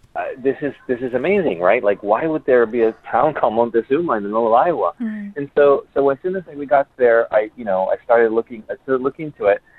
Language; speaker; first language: English; early bilingual, other home language; Spanish